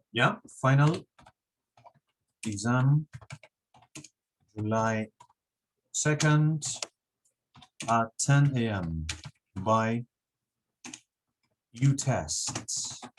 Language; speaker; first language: English; non-native, fluent; Spanish